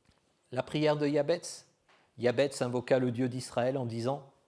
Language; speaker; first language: French; native; French